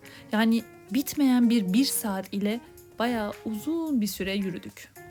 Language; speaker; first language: Turkish; native; Turkish